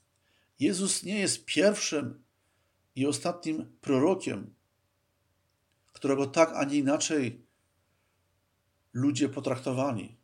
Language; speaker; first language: Polish; native; Polish